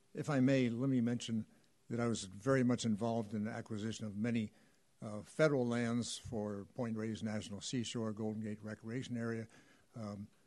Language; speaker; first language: English; native; English